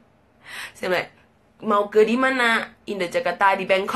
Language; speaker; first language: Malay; non-native, learner; Thai